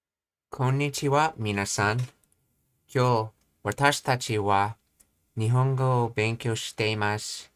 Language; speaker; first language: Japanese; non-native, learner; English